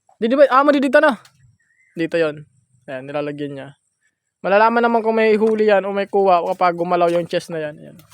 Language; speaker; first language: Filipino; non-native, local second language; Masbatenyo